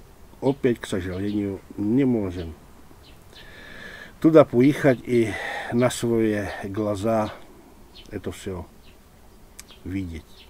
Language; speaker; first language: Russian; non-native, fluent; Czech